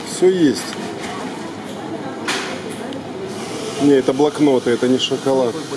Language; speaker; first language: Russian; native; Russian